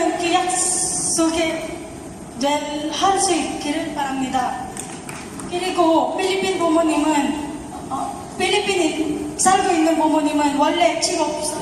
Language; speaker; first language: Korean; non-native, learner; Filipino